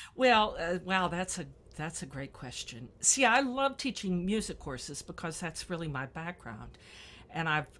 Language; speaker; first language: English; native; English